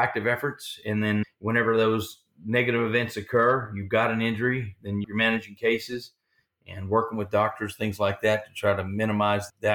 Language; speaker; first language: English; native; English